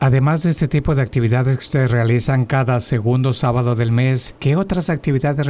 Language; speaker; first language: Spanish; native; Spanish